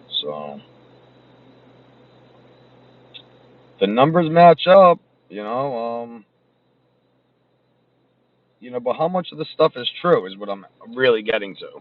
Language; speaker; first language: English; native; English